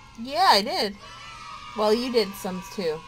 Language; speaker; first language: English; native; English